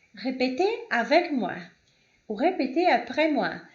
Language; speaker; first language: French; non-native, fluent; Portuguese